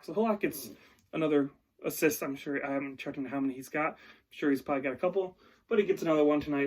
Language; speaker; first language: English; native; English